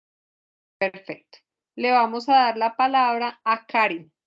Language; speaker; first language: Spanish; native; Spanish